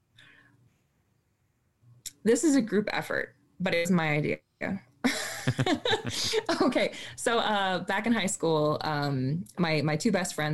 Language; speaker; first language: English; native; English